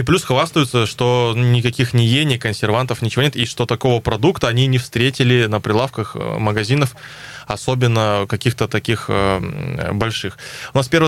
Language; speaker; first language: Russian; native; Russian